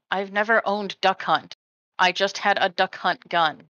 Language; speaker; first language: English; native; English